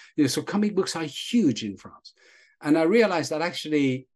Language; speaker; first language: English; non-native, fluent; French